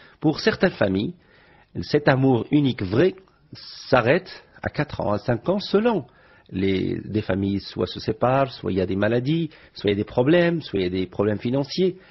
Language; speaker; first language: French; non-native, local second language; Arabic